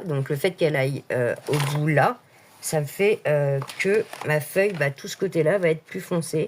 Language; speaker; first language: French; native; French